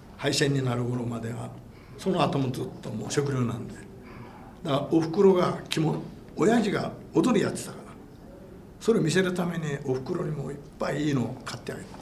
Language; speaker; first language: Japanese; non-native, fluent; English